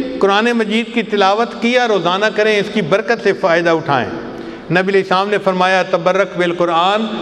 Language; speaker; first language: Urdu; non-native, local second language; Punjabi